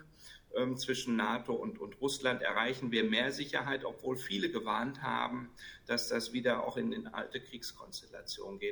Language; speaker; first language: German; native; German